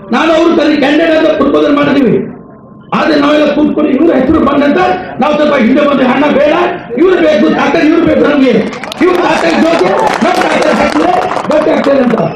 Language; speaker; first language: Kannada; non-native, local second language; Urdu